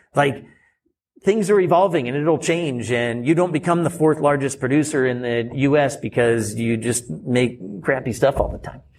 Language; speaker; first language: English; native; English